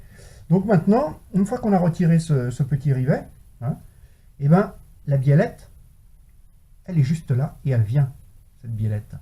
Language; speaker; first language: French; native; French